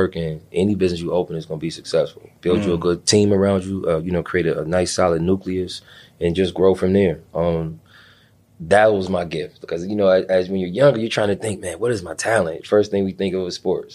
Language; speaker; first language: English; native; English